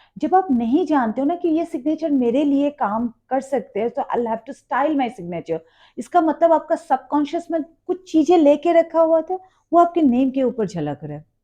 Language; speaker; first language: Hindi; non-native, local second language; Bangla